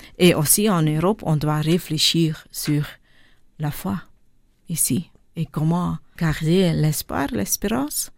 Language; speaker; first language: French; non-native, local second language; Dutch